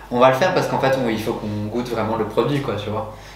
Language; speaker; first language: French; native; French